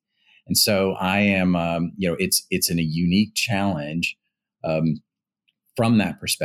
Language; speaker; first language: English; native; English